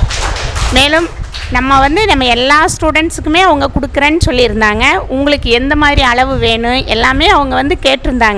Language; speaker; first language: Tamil; native; Tamil